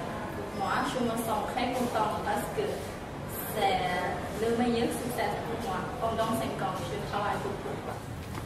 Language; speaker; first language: French; non-native, learner; Lao